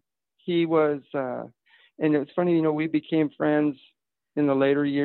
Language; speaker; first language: English; native; English